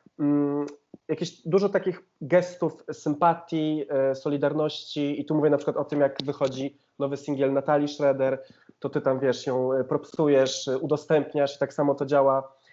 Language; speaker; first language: Polish; native; Polish